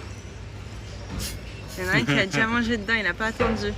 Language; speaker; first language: French; native; French